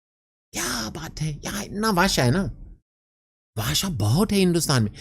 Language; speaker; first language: Hindi; non-native, fluent; English